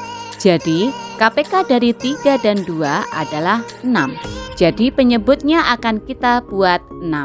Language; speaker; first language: Indonesian; native; Indonesian